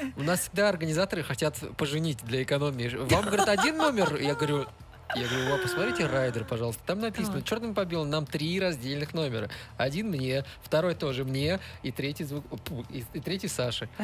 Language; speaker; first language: Russian; native; Russian